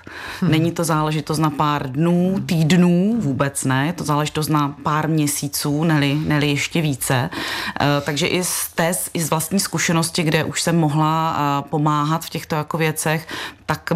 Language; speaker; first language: Czech; native; Czech